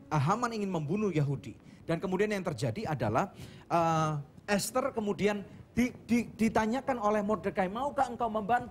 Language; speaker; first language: Indonesian; native; Indonesian